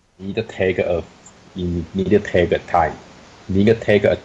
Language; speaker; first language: English; non-native, learner; Chinese